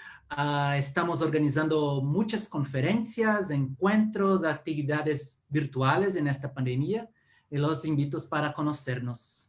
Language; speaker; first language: Spanish; non-native, fluent; Portuguese